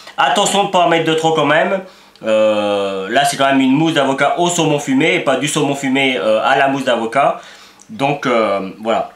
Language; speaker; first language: French; native; French